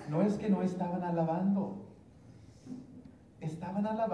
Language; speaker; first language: Spanish; early bilingual, heritage; English